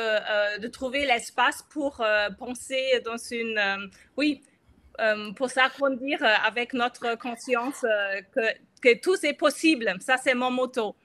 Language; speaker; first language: French; non-native, fluent; German